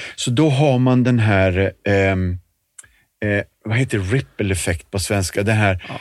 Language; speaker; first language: Swedish; native; Swedish